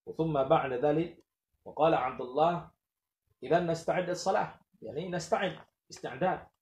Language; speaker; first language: Arabic; non-native, fluent; Indonesian